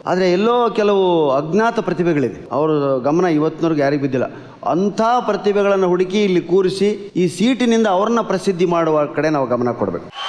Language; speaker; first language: Kannada; native; Kannada